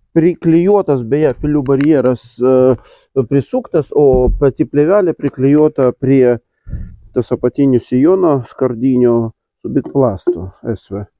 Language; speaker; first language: Lithuanian; non-native, local second language; Russian